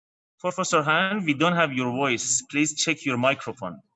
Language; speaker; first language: English; non-native, fluent; Chinese